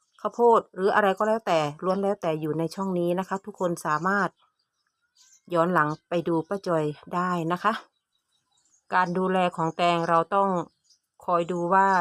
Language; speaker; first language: Thai; native; Thai